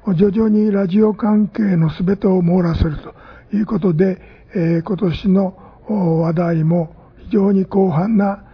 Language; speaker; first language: Japanese; native; Japanese